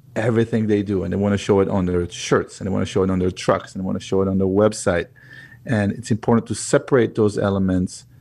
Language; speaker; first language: English; non-native, fluent; Hebrew